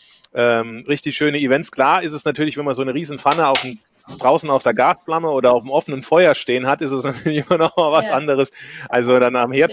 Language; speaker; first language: German; native; German